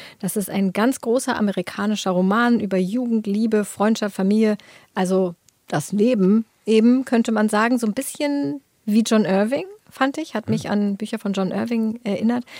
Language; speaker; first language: German; native; German